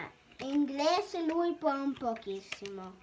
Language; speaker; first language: Italian; early bilingual, heritage; Italian